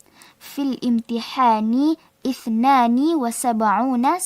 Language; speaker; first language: Arabic; non-native, learner; Malay